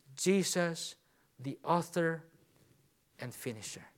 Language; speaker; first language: English; non-native, local second language; Filipino